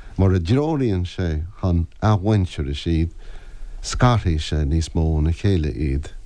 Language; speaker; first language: Irish; non-native, local second language; English